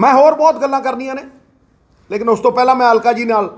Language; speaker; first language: Hindi; non-native, local second language; Punjabi